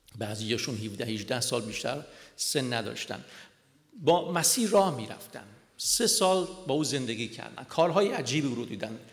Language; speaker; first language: Persian; non-native, local second language; Armenian